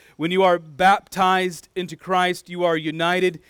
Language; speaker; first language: English; native; English